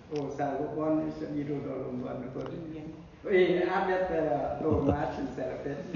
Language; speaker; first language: Hungarian; non-native, learner; Vietnamese